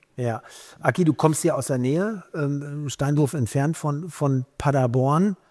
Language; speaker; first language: German; native; German